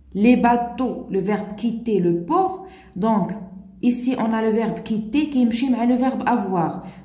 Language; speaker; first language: French; non-native, local second language; Arabic